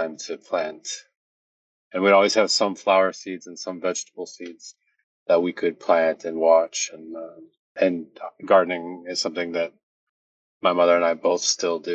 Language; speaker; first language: English; native; English